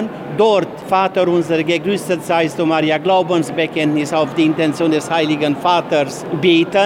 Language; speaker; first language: German; non-native, fluent; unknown